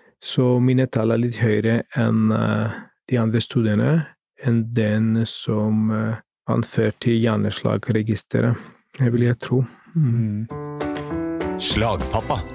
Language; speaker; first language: Norwegian; non-native, fluent; Greek